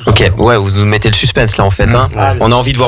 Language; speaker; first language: French; native; French